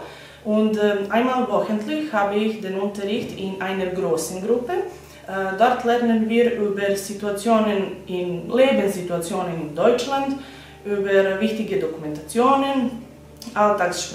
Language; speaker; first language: German; non-native, fluent; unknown